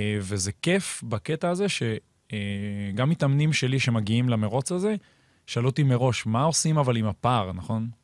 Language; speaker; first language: Hebrew; native; Hebrew